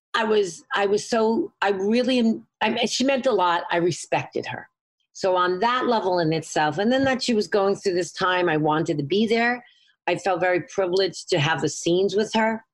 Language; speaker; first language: English; native; English